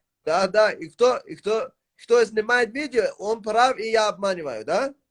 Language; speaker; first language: Russian; non-native, learner; Tajik